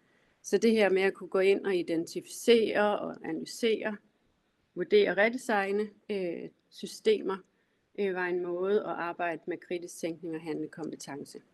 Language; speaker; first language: Danish; native; Danish